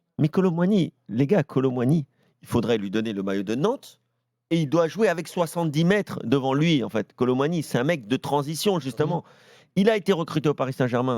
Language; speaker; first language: French; native; French